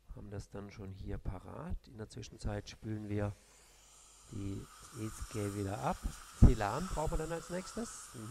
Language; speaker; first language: German; native; German